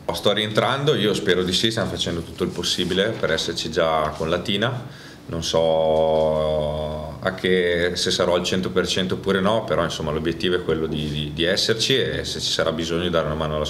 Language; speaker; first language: Italian; native; Italian